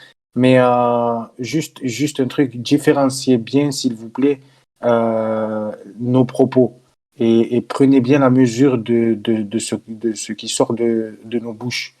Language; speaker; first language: French; native; French